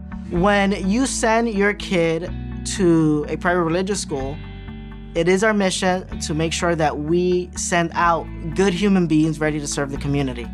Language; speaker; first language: English; early bilingual, other home language; Spanish